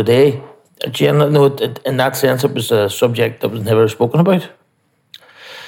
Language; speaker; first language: English; native; English